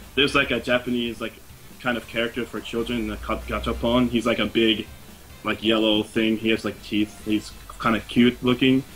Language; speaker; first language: English; native; English